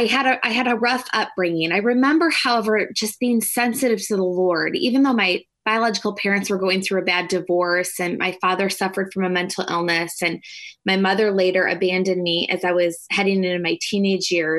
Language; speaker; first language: English; native; English